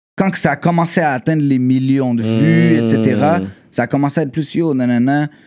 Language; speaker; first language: French; native; French